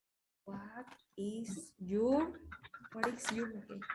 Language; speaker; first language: English; non-native, learner; Spanish